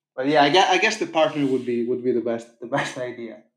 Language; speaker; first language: English; non-native, fluent; Italian